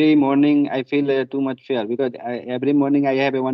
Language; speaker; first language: English; non-native, learner; Hindi